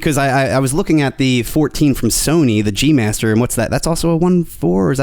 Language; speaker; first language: English; native; English